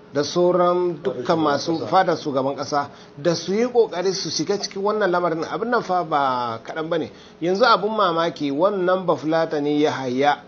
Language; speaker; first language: Hausa; non-native, local second language; Fula